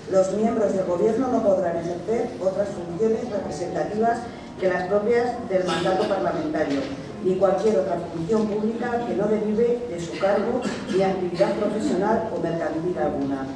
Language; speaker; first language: Spanish; native; Spanish